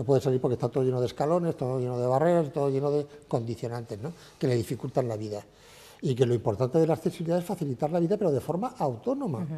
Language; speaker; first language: Spanish; native; Spanish